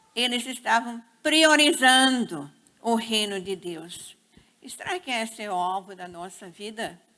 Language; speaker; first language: Portuguese; non-native, fluent; English